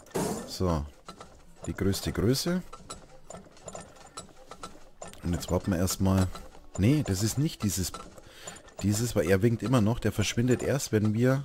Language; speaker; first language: German; native; German